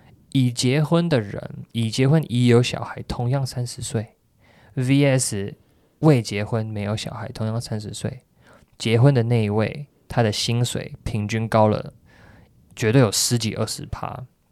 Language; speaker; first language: Chinese; native; Chinese